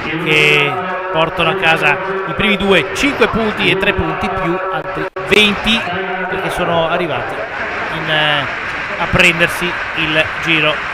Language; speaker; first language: Italian; native; Italian